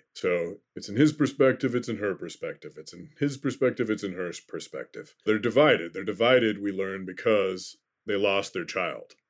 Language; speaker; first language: English; native; English